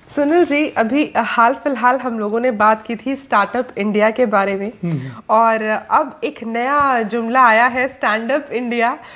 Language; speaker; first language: Hindi; native; Hindi